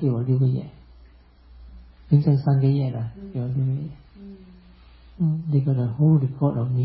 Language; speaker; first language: English; non-native, local second language; Chinese